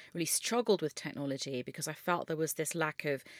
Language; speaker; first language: English; native; English